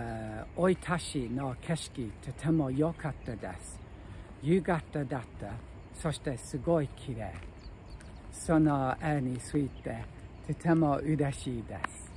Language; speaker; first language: Japanese; non-native, learner; English